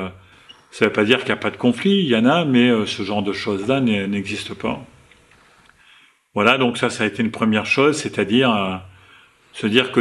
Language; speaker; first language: French; native; French